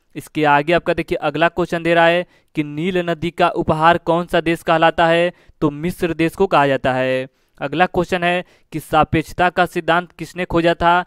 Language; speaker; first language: Hindi; native; Hindi